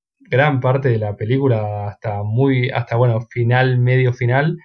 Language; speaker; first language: Spanish; native; Spanish